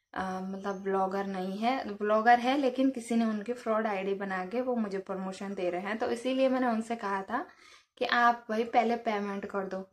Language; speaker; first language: Hindi; native; Hindi